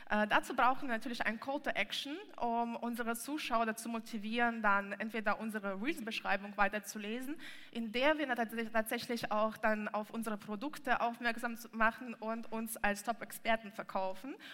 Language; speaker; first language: German; non-native, fluent; Russian